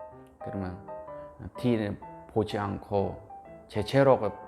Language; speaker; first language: Korean; non-native, fluent; Khmer